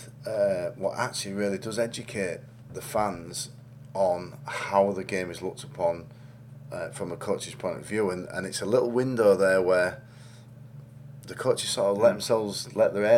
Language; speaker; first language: English; native; English